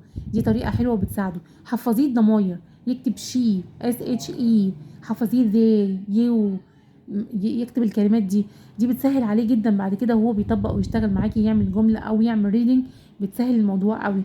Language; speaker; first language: Arabic; native; Arabic